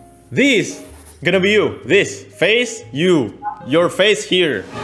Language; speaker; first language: English; non-native, fluent; Indonesian